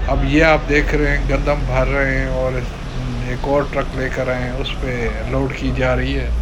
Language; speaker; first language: Urdu; non-native, local second language; Sindhi